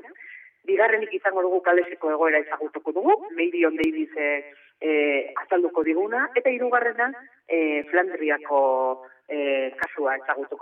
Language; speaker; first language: Basque; native; Basque